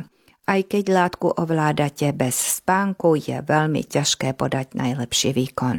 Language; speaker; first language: Slovak; early bilingual, heritage; Slovak